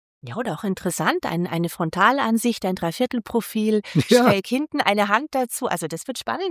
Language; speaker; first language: German; native; German